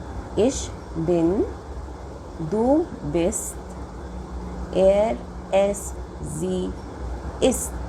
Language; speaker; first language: German; non-native, fluent; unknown